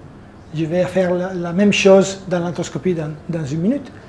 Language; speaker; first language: French; non-native, fluent; Italian